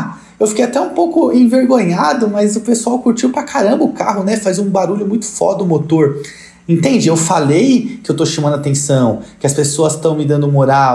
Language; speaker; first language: Portuguese; native; Portuguese